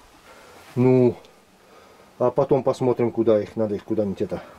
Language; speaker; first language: Russian; native; Russian